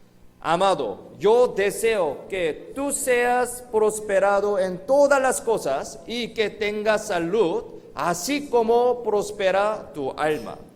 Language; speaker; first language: Spanish; non-native, fluent; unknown